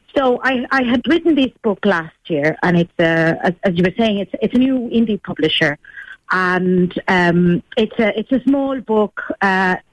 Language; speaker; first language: English; non-native, fluent; Spanish